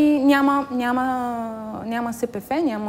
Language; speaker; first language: Bulgarian; non-native, learner; Romanian